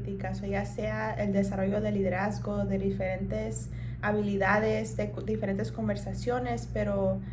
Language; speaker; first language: Spanish; early bilingual, heritage; Spanish